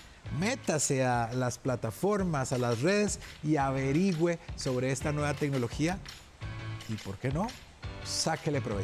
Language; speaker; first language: Spanish; native; Spanish